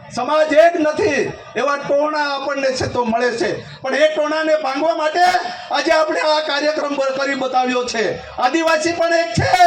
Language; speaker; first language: Gujarati; non-native, local second language; Kukna